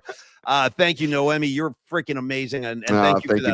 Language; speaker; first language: English; native; English